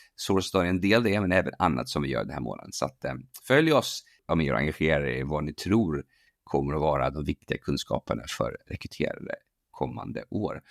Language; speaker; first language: Swedish; native; Swedish